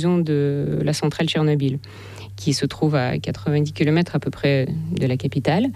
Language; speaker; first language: French; non-native, fluent; Russian